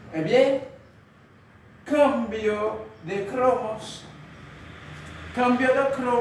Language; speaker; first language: Spanish; non-native, fluent; Haitian Creole